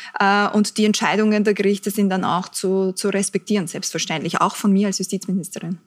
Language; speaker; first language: German; early bilingual, other home language; Bosnian